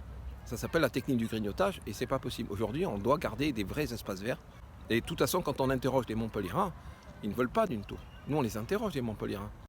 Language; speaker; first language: French; native; French